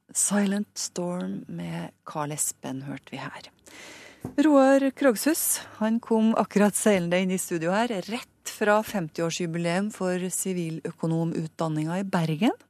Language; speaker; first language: Norwegian; native; Norwegian